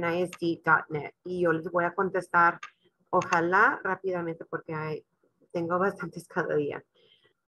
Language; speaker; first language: Spanish; non-native, local second language; English